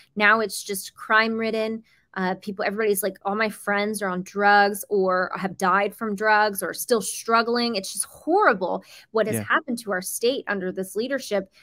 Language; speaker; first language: English; native; English